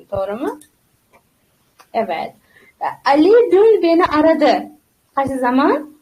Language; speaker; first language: Turkish; non-native, fluent; Uzbek